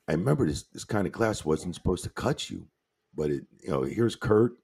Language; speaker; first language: English; native; English